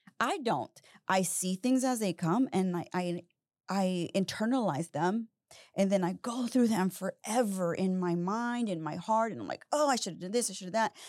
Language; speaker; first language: English; native; English